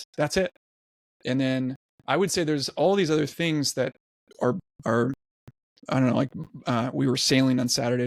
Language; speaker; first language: English; native; English